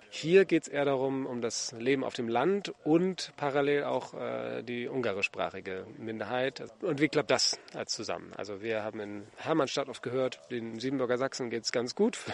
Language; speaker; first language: German; native; German